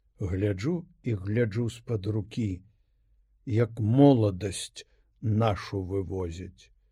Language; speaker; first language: Belarusian; native; Belarusian